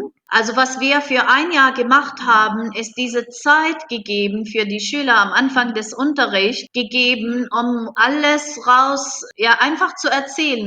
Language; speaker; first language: German; non-native, fluent; Arabic